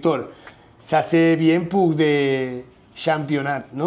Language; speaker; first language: French; non-native, learner; Spanish